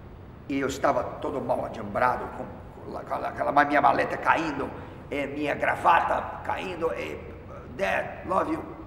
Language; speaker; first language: Spanish; non-native, fluent; Portuguese